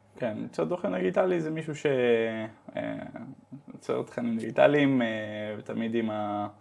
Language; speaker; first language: Hebrew; early bilingual, heritage; Hebrew